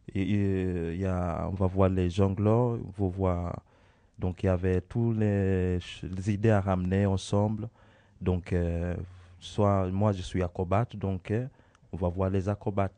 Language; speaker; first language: French; non-native, learner; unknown